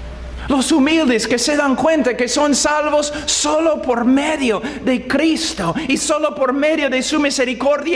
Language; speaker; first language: Spanish; non-native, fluent; English